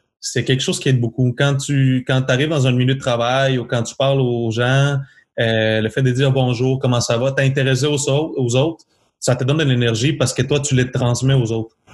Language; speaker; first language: French; non-native, fluent; Spanish